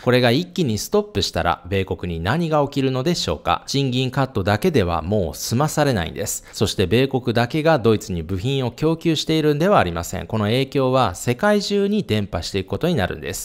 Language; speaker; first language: Japanese; native; Japanese